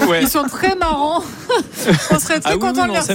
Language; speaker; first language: French; native; French